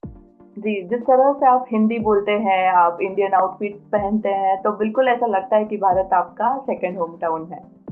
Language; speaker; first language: Hindi; native; Hindi